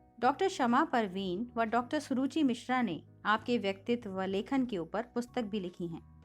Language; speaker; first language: Hindi; native; Hindi